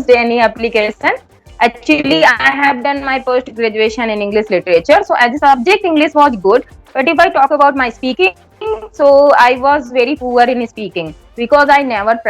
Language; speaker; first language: English; non-native, local second language; Hindi